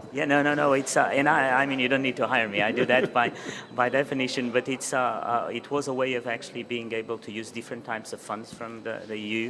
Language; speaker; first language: English; non-native, fluent; Portuguese